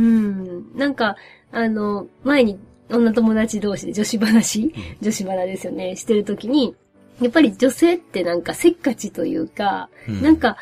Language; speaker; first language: Japanese; native; Japanese